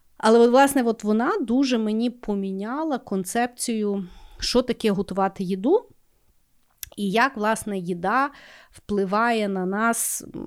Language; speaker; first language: Ukrainian; native; Ukrainian